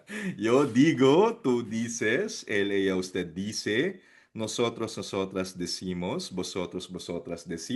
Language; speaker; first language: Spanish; non-native, fluent; Filipino